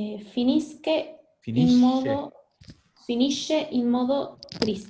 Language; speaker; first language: Italian; non-native, learner; Spanish